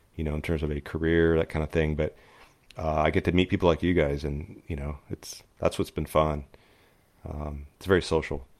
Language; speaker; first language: English; native; English